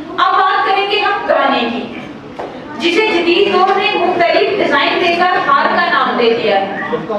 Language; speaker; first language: Urdu; non-native, local second language; Gujari